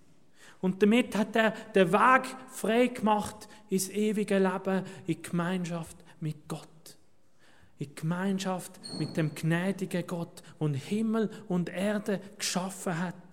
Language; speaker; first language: German; native; German